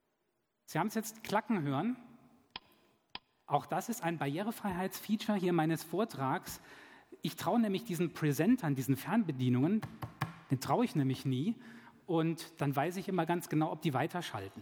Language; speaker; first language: German; native; German